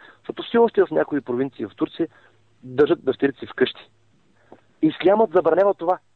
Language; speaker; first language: Bulgarian; non-native, local second language; Turkish